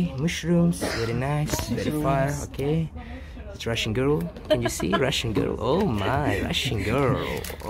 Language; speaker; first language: English; non-native, learner; Russian